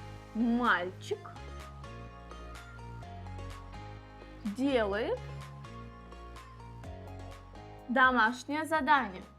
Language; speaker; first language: Russian; non-native, local second language; Uzbek